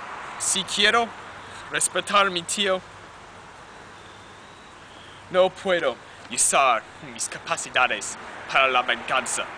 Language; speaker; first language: Spanish; non-native, learner; English